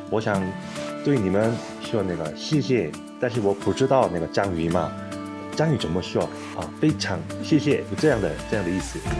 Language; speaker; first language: Chinese; non-native, learner; Korean